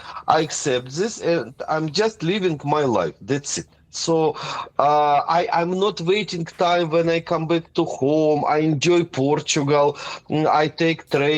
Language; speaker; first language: English; non-native, fluent; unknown